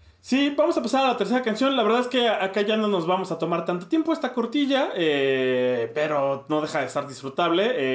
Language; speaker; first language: Spanish; native; Spanish